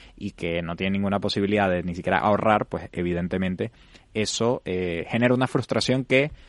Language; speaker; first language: Spanish; native; Spanish